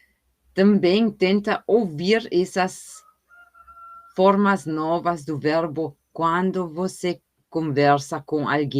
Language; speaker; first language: Portuguese; non-native, fluent; German